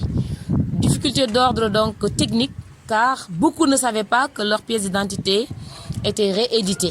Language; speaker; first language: French; non-native, local second language; Wolof